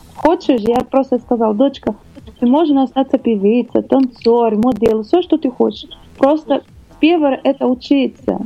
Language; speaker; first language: Russian; non-native, learner; Portuguese